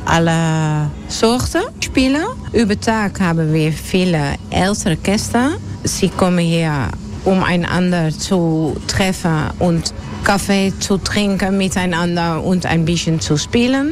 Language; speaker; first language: German; non-native, learner; Dutch